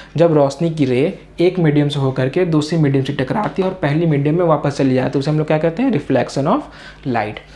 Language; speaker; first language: Hindi; non-native, local second language; Urdu